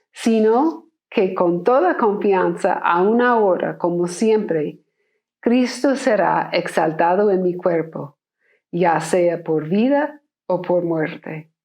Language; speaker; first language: Spanish; non-native, fluent; English